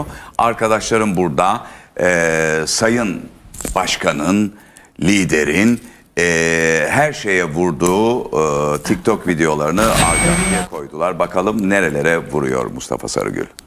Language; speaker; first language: Turkish; native; Turkish